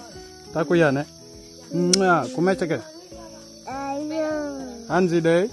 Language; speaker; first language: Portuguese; non-native, fluent; Vietnamese